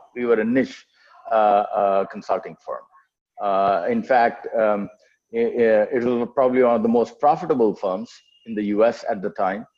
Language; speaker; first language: English; non-native, local second language; Telugu